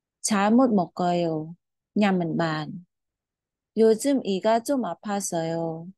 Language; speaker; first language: Korean; non-native, fluent; Khmer